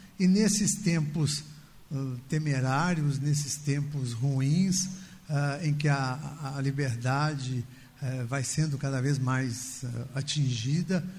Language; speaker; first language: Portuguese; native; Portuguese